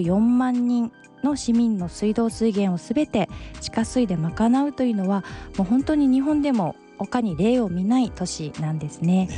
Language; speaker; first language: Japanese; native; Japanese